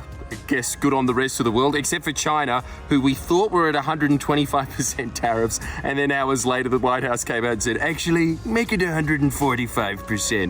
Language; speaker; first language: English; native; English